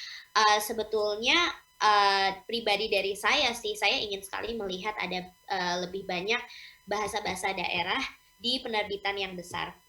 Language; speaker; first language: Indonesian; non-native, local second language; English